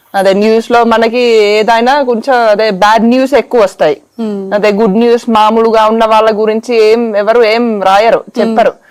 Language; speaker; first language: Telugu; non-native, fluent; Finnish